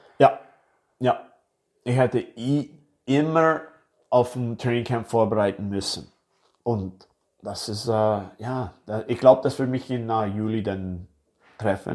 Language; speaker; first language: German; non-native, fluent; English